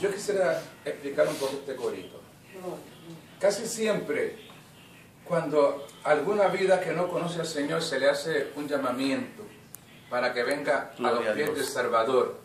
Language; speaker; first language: Spanish; native; Spanish